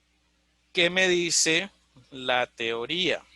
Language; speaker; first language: Spanish; native; Spanish